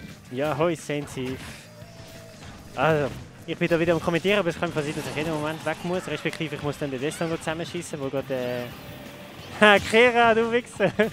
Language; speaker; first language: German; native; German